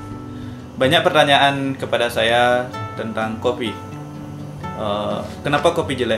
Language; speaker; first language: Indonesian; non-native, local second language; Balinese